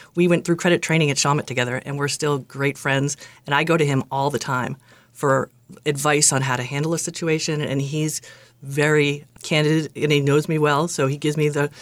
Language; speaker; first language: English; native; English